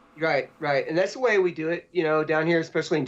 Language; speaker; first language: English; native; English